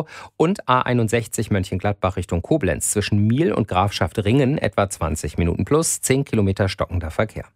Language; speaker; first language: German; native; German